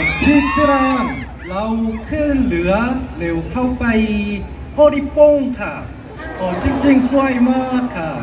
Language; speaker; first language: Thai; non-native, learner; Korean